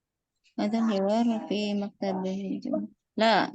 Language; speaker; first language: Arabic; non-native, learner; Indonesian